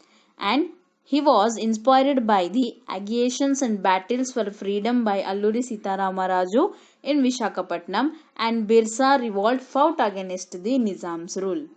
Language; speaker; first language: English; non-native, local second language; Telugu